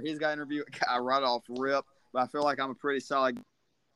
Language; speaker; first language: English; native; English